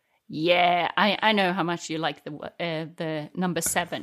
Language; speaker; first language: English; non-native, fluent; Swedish